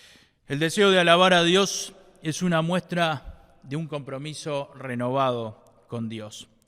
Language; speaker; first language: Spanish; native; Spanish